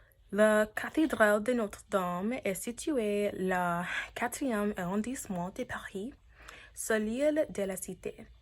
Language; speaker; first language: French; non-native, learner; English